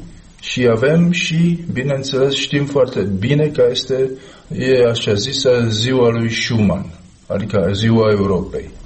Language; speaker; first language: Romanian; non-native, fluent; Czech